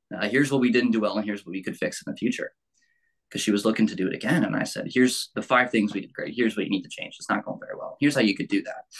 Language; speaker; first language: English; native; English